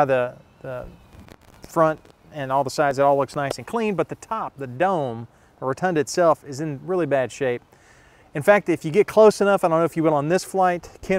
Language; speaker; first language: English; native; English